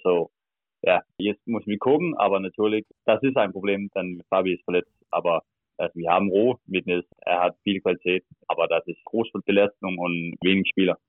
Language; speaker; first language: German; non-native, learner; Danish